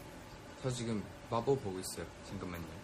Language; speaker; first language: Korean; non-native, fluent; Thai